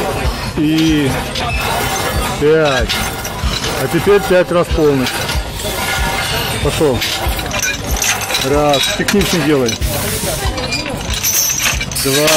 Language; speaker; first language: Russian; native; Russian